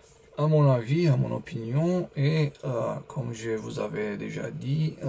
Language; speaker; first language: French; non-native, learner; Romanian